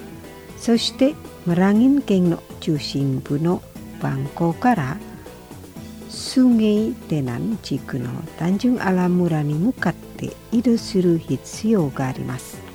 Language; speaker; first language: Japanese; non-native, fluent; Indonesian